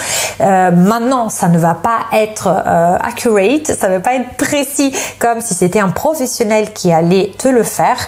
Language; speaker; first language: French; non-native, fluent; Italian